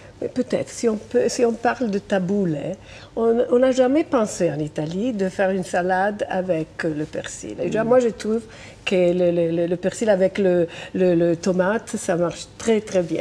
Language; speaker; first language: French; non-native, fluent; Italian